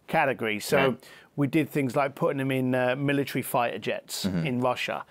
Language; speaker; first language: English; native; English